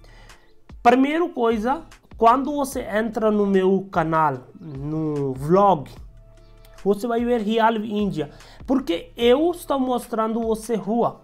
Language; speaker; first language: Portuguese; non-native, learner; Hindi